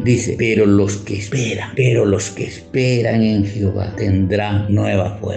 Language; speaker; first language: Spanish; native; Spanish